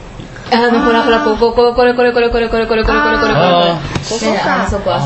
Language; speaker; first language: Japanese; non-native, learner; Chinese